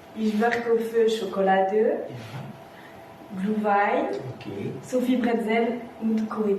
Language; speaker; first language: German; non-native, learner; French